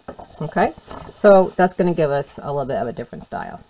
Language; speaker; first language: English; native; English